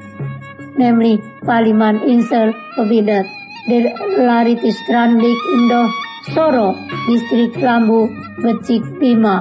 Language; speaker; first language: German; non-native, learner; Indonesian